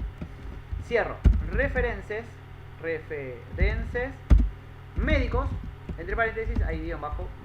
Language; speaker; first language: Spanish; native; Spanish